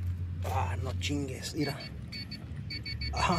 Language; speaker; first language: Spanish; native; Spanish